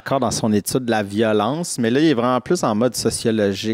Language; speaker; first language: French; native; French